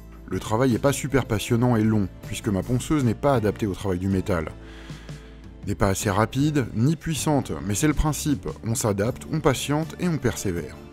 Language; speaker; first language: French; native; French